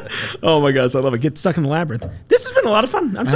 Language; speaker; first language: English; native; English